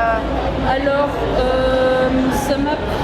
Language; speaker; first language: French; native; French